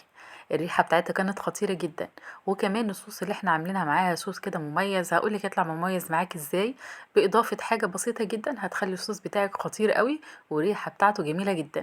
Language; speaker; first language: Arabic; native; Arabic